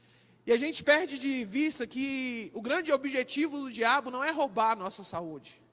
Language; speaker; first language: Portuguese; native; Portuguese